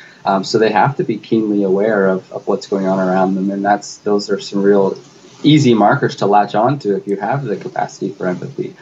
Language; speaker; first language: English; native; English